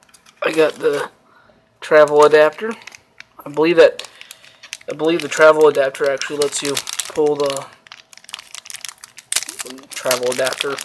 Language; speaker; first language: English; native; English